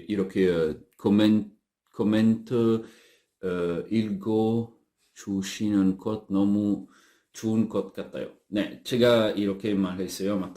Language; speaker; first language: Korean; non-native, learner; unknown